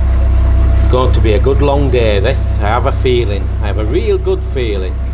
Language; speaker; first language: English; native; English